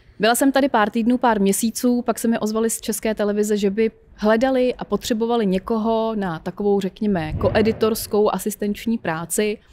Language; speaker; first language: Czech; native; Czech